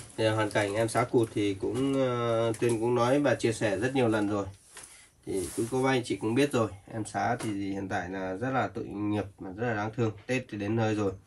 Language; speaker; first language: Vietnamese; native; Vietnamese